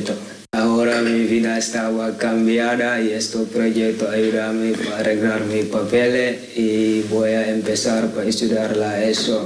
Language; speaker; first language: Spanish; non-native, learner; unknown